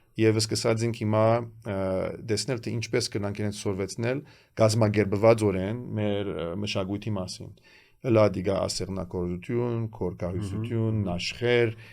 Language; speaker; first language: Armenian; early bilingual, heritage; Armenian